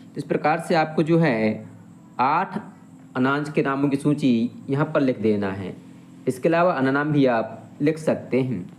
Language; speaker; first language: Hindi; native; Hindi